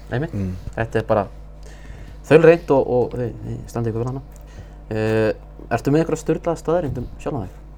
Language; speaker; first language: Icelandic; native; Icelandic